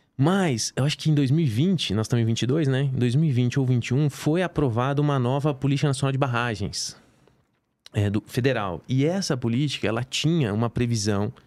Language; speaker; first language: Portuguese; native; Portuguese